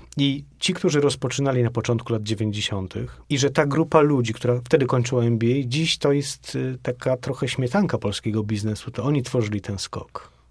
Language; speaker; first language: Polish; native; Polish